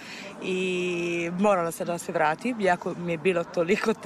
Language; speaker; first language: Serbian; non-native, fluent; Italian